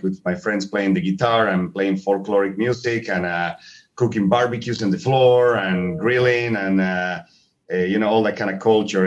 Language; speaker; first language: English; non-native, fluent; Spanish